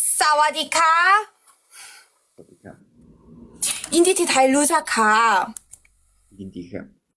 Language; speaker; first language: Thai; non-native, learner; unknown